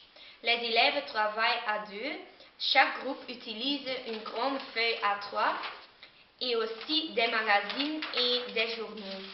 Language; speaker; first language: French; non-native, learner; Dutch